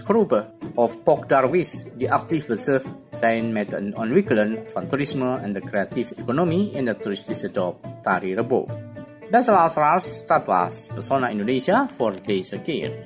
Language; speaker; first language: Dutch; non-native, fluent; Indonesian